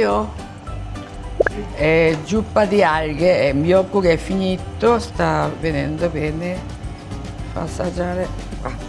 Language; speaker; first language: Italian; non-native, fluent; Korean